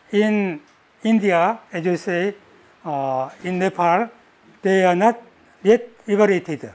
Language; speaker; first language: English; non-native, learner; Korean